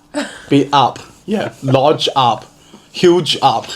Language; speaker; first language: English; non-native, learner; Chinese